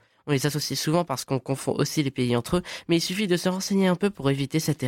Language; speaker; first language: French; native; French